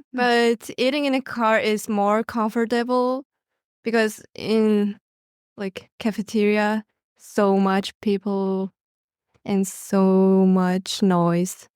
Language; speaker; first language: English; non-native, learner; Mongolian